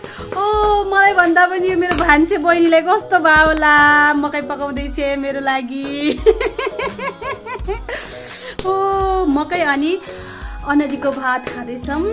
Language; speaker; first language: Nepali; non-native, local second language; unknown